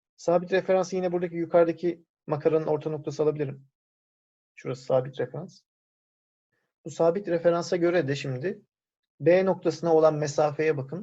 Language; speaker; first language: Turkish; native; Turkish